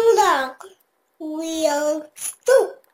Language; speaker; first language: Chinese; early bilingual, heritage; Cantonese